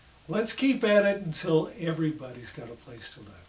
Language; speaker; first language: English; native; English